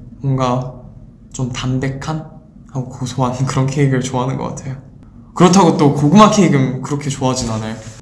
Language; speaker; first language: Korean; early bilingual, heritage; Korean